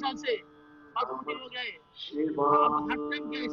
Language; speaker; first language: Hindi; non-native, local second language; Bangla